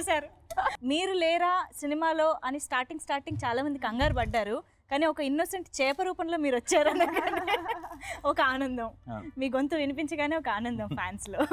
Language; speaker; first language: Telugu; native; Telugu